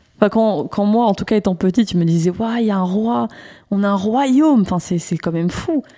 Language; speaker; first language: French; native; French